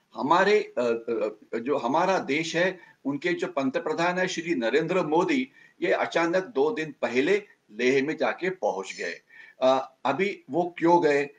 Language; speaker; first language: Hindi; non-native, local second language; Marathi